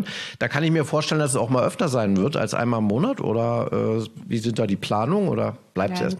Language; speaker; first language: German; native; German